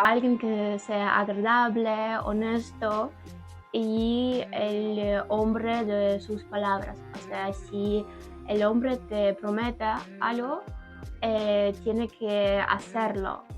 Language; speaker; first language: Spanish; non-native, learner; Ukrainian